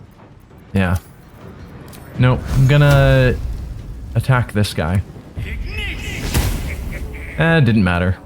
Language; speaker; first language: English; native; English